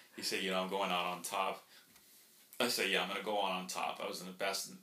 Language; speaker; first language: English; early bilingual, other home language; Spanish